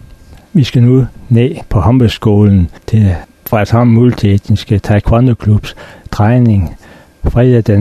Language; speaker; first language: Danish; native; Danish